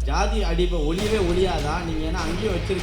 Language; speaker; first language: Tamil; native; Tamil